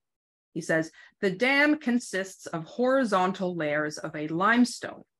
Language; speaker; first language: English; native; English